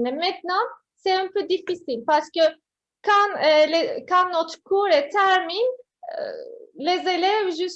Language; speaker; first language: French; non-native, fluent; Turkish